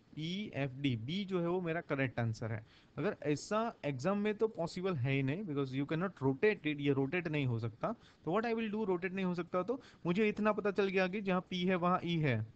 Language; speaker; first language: Hindi; non-native, local second language; Gujarati